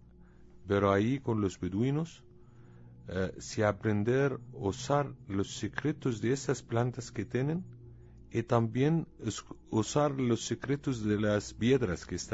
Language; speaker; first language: Spanish; non-native, learner; Arabic